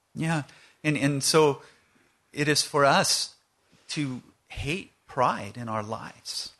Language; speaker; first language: English; native; English